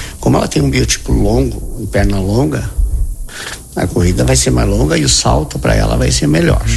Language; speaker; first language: Portuguese; native; Portuguese